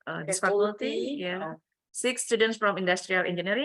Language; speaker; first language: English; non-native, fluent; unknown